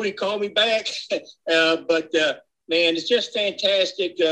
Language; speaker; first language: English; native; English